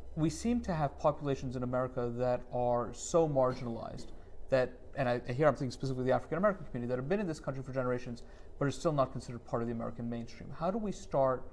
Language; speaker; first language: English; native; English